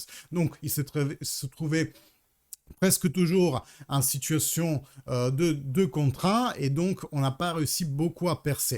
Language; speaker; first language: French; early bilingual, heritage; Italian